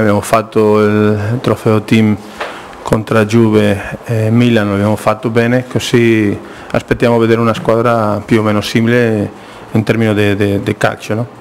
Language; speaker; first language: Italian; non-native, fluent; Spanish